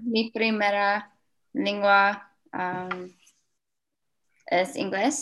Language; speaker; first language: Spanish; non-native, learner; English